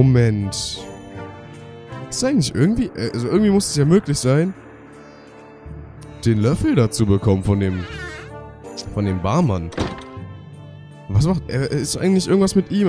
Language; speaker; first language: German; native; German